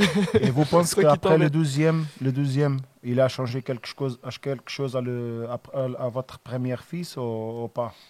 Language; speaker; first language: French; non-native, learner; Portuguese